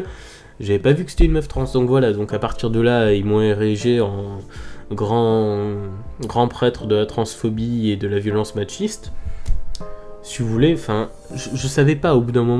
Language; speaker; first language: French; native; French